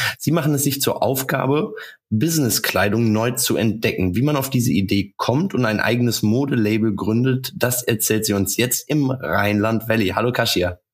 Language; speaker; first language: German; native; German